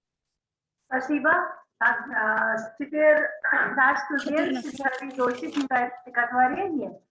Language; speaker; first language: Russian; non-native, fluent; Marathi